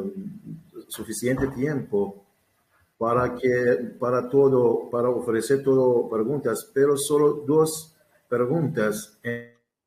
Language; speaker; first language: Spanish; non-native, learner; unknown